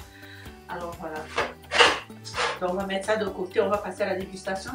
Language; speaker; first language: French; native; French